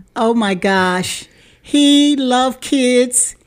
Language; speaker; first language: English; native; English